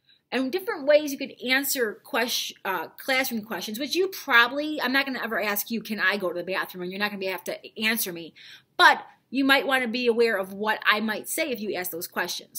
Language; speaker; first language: English; native; English